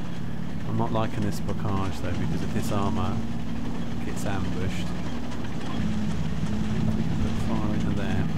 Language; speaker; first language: English; native; English